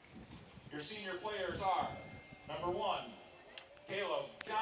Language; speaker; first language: English; native; English